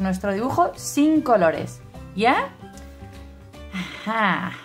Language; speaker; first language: Spanish; native; Spanish